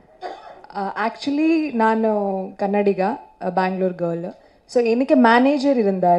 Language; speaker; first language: Tamil; non-native, learner; Kannada